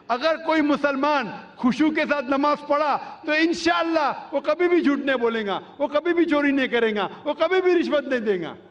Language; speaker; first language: Urdu; non-native, local second language; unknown